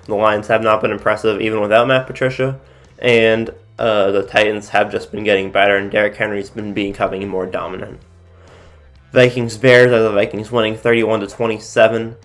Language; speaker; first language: English; native; English